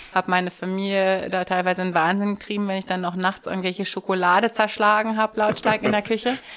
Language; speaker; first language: German; native; German